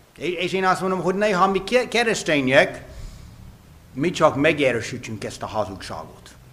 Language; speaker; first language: Hungarian; non-native, fluent; English